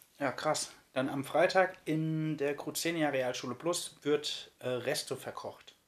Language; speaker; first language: German; native; German